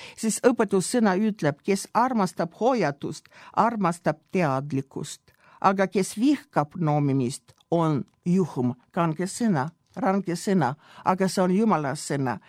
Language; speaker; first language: Estonian; non-native, local second language; Russian